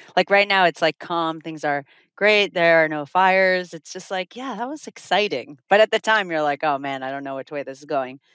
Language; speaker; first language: English; non-native, fluent; Finnish